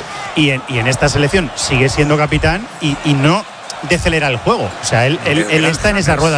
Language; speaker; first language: Spanish; native; Spanish